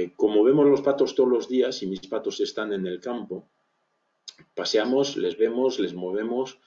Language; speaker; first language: Spanish; early bilingual, other home language; French